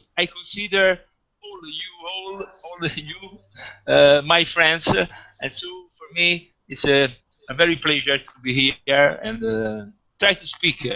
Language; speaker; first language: English; non-native, fluent; Italian